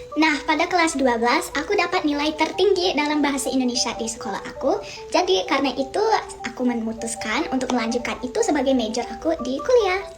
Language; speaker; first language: Indonesian; non-native, fluent; English